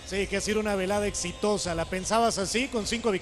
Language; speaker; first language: Spanish; native; Spanish